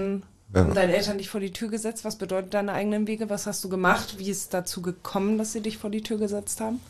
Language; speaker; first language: German; native; German